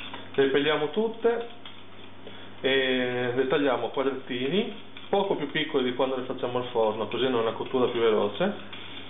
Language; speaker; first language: Italian; native; Italian